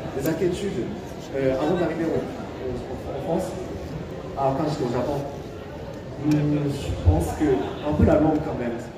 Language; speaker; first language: French; non-native, fluent; Japanese